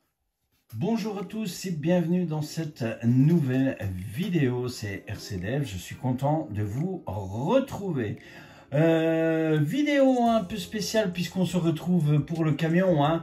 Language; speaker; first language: French; native; French